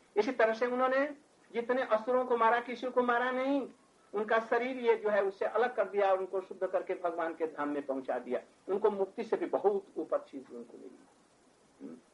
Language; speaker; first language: Hindi; native; Hindi